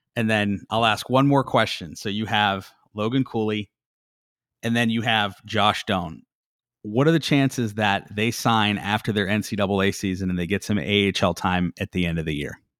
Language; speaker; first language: English; native; English